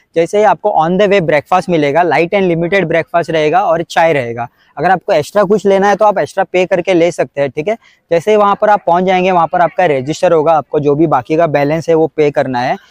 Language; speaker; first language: Hindi; non-native, local second language; Konkani